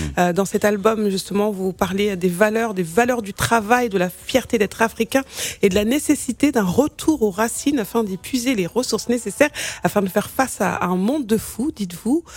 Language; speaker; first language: French; native; French